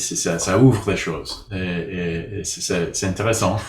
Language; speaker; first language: French; non-native, learner; English